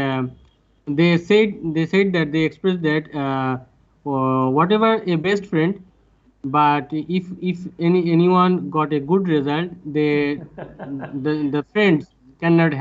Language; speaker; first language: English; non-native, learner; Bangla